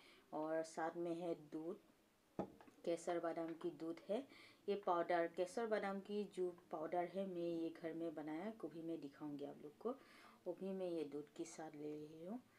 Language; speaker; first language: Hindi; non-native, local second language; Assamese